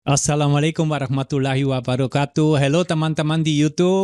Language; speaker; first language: Indonesian; non-native, fluent; German